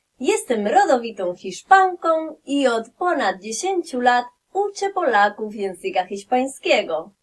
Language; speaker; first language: Polish; non-native, fluent; Spanish